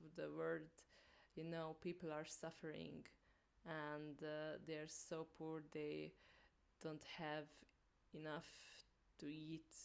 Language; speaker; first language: English; non-native, learner; Hungarian